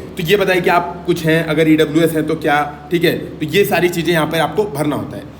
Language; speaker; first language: Hindi; native; Hindi